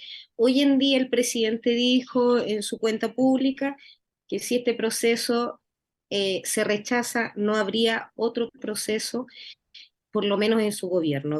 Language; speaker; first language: Spanish; native; Spanish